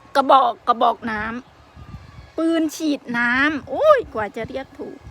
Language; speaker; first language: Thai; non-native, local second language; Khmer